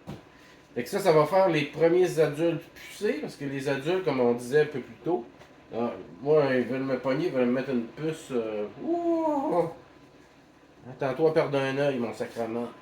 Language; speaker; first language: French; native; French